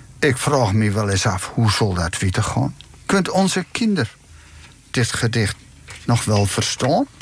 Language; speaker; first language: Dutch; native; Dutch